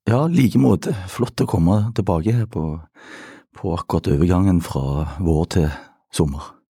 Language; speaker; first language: Norwegian; native; Norwegian